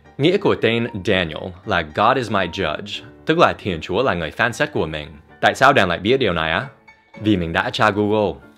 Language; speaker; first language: Vietnamese; non-native, fluent; English